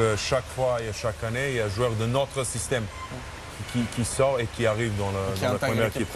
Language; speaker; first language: French; non-native, fluent; Serbian